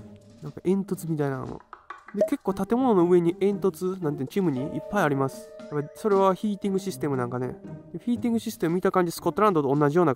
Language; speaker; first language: Japanese; native; Japanese